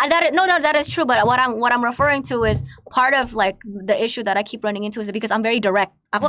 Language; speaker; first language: English; early bilingual, other home language; Indonesian